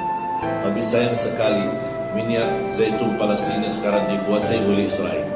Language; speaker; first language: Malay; non-native, fluent; Arabic